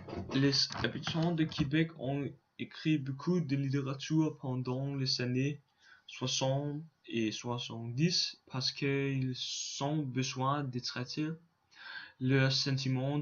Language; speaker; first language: French; non-native, learner; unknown